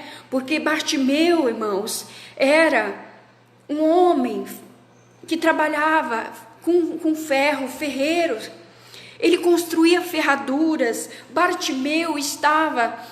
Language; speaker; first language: Portuguese; native; Portuguese